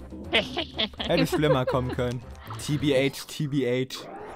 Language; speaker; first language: German; native; German